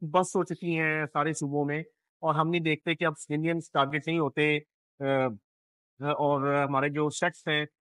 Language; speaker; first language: Urdu; non-native, local second language; Punjabi